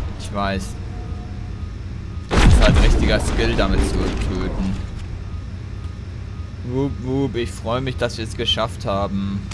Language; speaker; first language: German; native; German